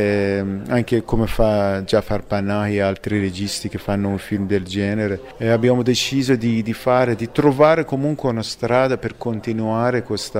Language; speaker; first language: Italian; non-native, fluent; Persian